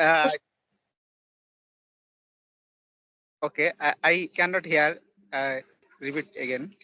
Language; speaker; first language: English; non-native, learner; Odia